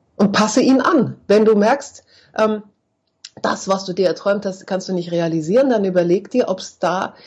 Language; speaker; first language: German; native; German